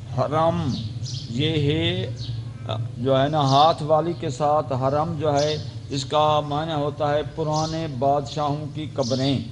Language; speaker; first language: Urdu; non-native, local second language; Saraiki